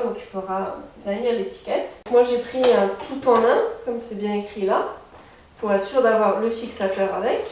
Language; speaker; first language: French; native; French